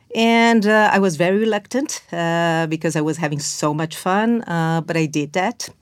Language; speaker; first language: English; non-native, fluent; Portuguese